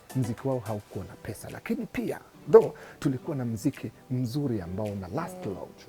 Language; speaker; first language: Swahili; native; Swahili